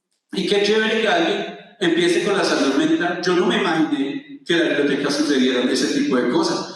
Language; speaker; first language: Spanish; native; Spanish